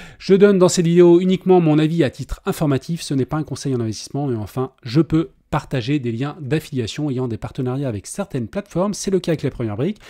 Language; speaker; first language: French; native; French